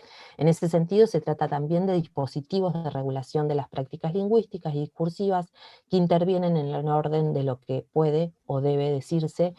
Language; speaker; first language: Spanish; native; Spanish